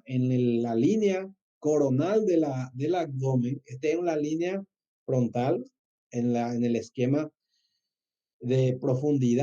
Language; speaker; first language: Spanish; native; Spanish